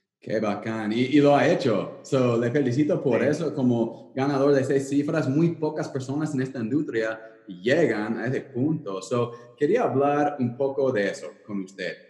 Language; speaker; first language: Spanish; non-native, fluent; English